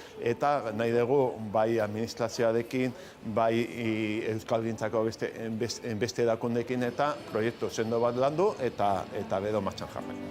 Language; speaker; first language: Basque; non-native, local second language; Spanish